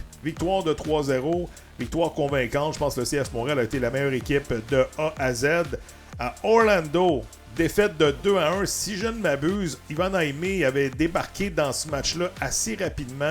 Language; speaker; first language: French; native; French